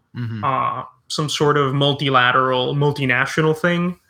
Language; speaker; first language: English; early bilingual, other home language; Spanish